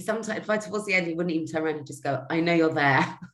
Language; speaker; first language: English; native; English